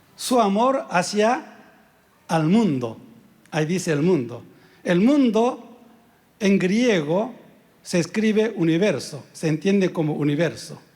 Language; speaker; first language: Spanish; non-native, fluent; Korean